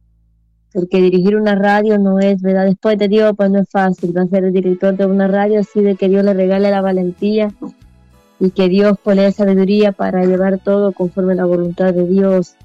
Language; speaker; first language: Spanish; native; Spanish